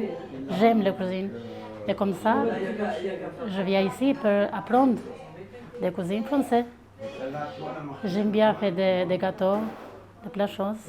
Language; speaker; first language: French; non-native, learner; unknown